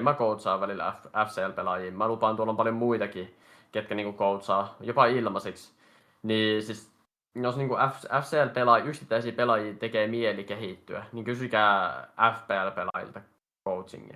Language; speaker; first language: Finnish; native; Finnish